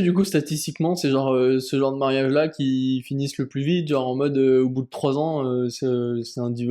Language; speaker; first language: French; native; French